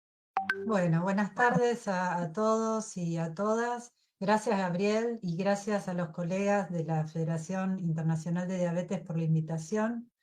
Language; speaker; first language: Spanish; native; Spanish